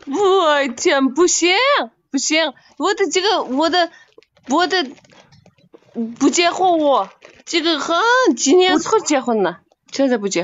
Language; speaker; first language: Chinese; non-native, local second language; Uyghur